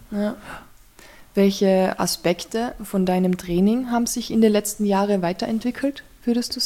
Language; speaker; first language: German; native; German